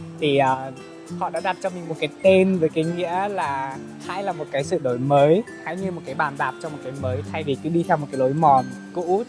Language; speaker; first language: Vietnamese; non-native, local second language; Hmong